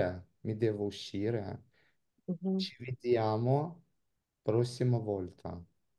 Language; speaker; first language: Italian; non-native, learner; Russian